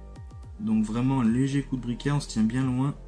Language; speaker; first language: French; native; French